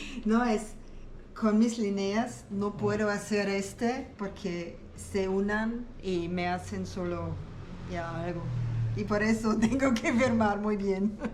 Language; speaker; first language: Spanish; non-native, learner; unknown